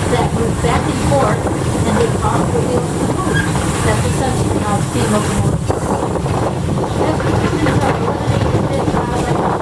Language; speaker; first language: English; native; English